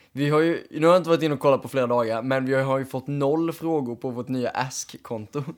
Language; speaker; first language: Swedish; native; Swedish